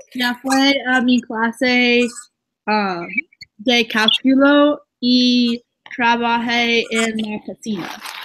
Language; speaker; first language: Spanish; non-native, learner; English